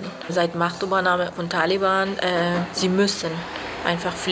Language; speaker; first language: German; non-native, fluent; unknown